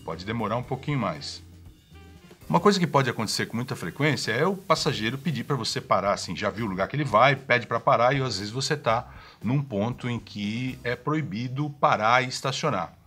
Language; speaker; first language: Portuguese; native; Portuguese